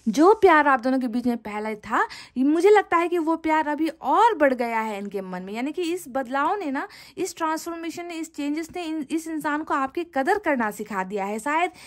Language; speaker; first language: Hindi; native; Hindi